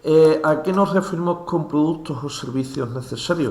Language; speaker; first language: Spanish; native; Spanish